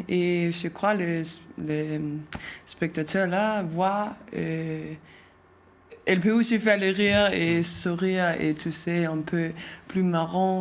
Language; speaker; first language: French; non-native, learner; Danish